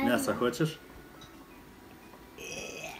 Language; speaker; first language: Russian; non-native, fluent; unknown